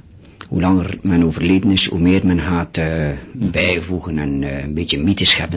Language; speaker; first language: Dutch; native; Dutch